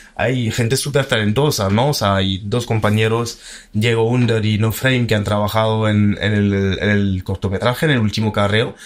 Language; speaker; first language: Spanish; early bilingual, heritage; French